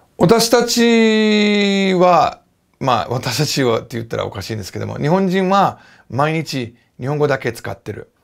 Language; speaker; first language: Japanese; non-native, fluent; English